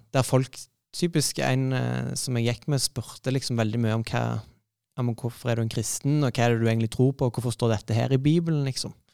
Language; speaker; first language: Norwegian; native; Norwegian